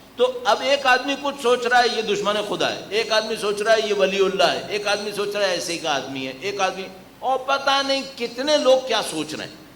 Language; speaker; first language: Urdu; native; Urdu